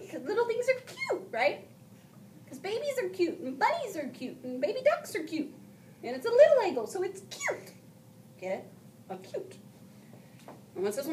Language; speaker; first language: English; native; English